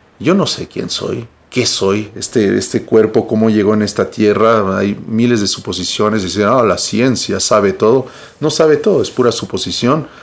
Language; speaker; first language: Spanish; early bilingual, heritage; Spanish